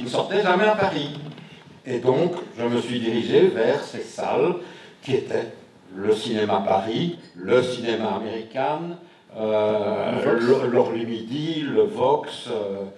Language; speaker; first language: French; native; French